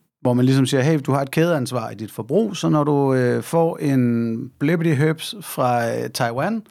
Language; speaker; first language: Danish; native; Danish